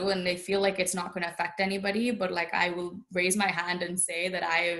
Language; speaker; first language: English; native; English